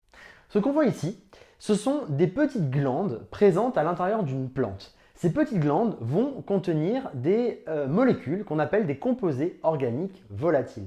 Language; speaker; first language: French; native; French